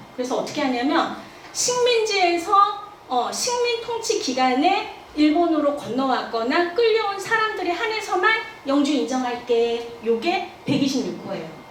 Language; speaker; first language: Korean; native; Korean